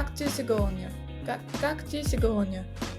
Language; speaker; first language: Russian; non-native, learner; French